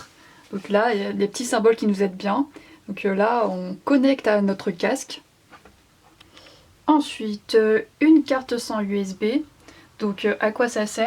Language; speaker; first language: French; native; French